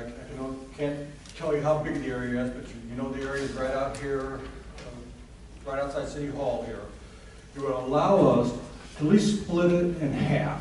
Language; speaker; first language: English; native; English